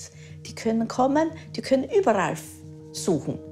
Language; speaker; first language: German; early bilingual, heritage; German